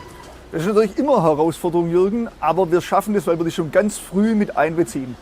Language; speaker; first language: German; native; German